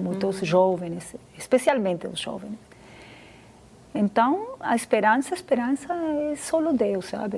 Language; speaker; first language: Portuguese; non-native, fluent; Spanish